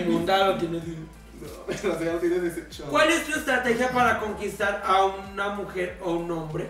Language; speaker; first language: Spanish; native; Spanish